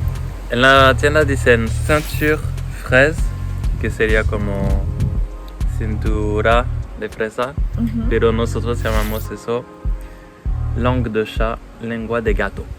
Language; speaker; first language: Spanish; non-native, fluent; French